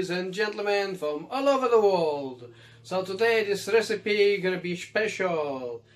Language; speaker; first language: English; non-native, fluent; Portuguese